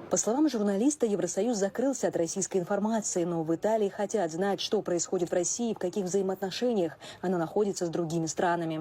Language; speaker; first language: Russian; native; Russian